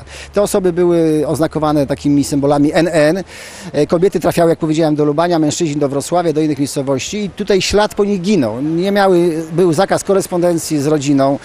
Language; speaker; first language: Polish; native; Polish